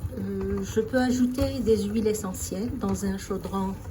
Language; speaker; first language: French; non-native, local second language; Arabic